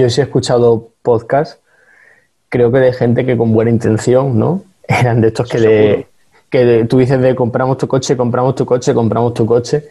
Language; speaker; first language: Spanish; native; Spanish